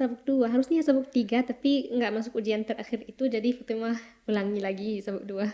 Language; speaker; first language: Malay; non-native, fluent; Arabic